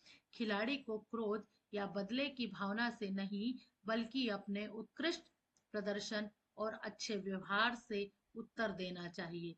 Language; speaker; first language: Hindi; native; Hindi